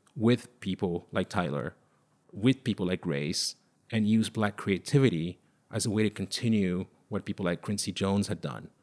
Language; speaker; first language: English; non-native, fluent; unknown